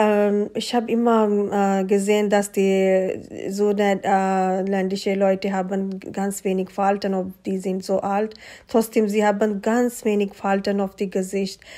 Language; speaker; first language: German; non-native, learner; Urdu